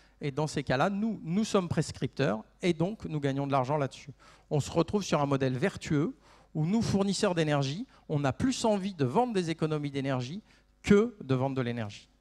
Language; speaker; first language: French; native; French